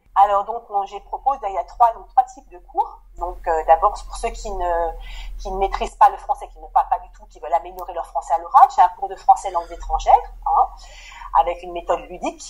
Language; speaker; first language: French; native; French